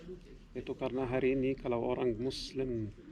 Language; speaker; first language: Indonesian; non-native, learner; Arabic